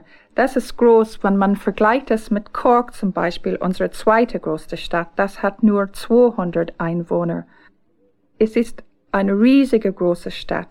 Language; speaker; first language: German; non-native, fluent; English